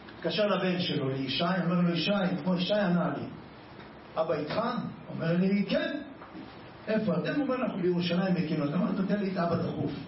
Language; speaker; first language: Hebrew; native; Hebrew